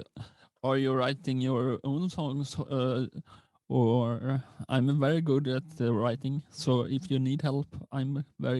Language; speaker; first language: English; non-native, learner; Swedish